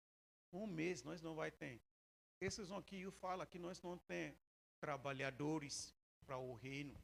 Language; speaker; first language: Portuguese; non-native, learner; Yoruba